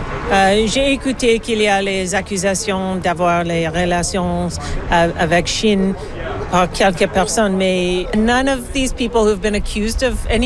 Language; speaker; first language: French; non-native, local second language; English